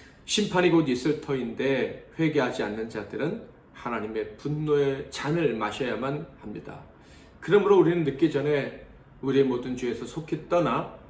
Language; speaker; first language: Korean; native; Korean